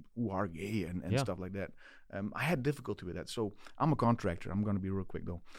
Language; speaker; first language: English; non-native, fluent; Dutch